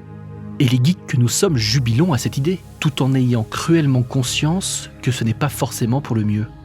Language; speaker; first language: French; native; French